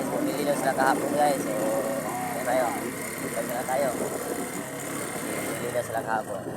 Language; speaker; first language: Filipino; non-native, local second language; Cebuano